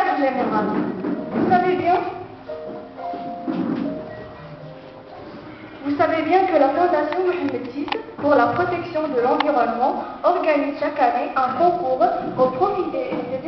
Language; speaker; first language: French; non-native, local second language; Arabic